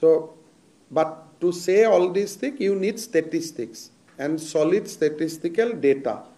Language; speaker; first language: English; non-native, local second language; Assamese